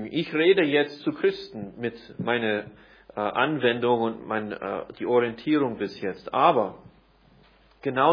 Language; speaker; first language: German; non-native, fluent; English